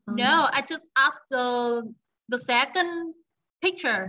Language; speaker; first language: English; non-native, fluent; Vietnamese